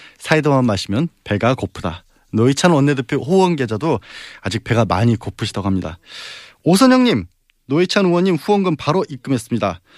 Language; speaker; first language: Korean; native; Korean